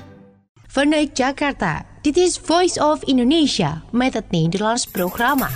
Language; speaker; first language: Dutch; non-native, fluent; Indonesian